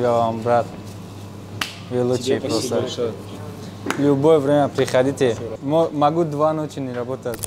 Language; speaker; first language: Russian; non-native, learner; Tajik